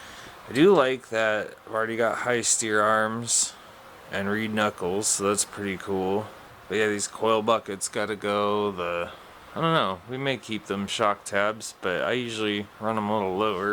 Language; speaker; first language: English; native; English